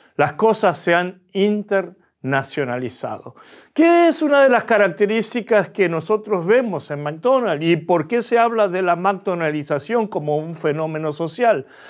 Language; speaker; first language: Spanish; early bilingual, other home language; Korean